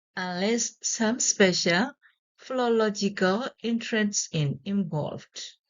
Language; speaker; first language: English; non-native, fluent; Burmese